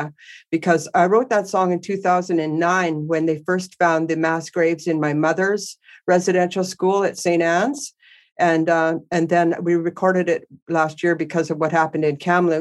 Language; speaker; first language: English; native; English